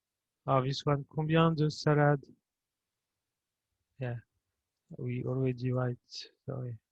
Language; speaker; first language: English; non-native, fluent; French